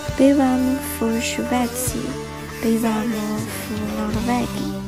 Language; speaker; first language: Polish; non-native, learner; Chinese